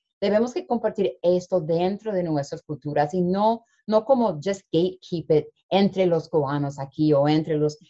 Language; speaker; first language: Spanish; early bilingual, heritage; Spanish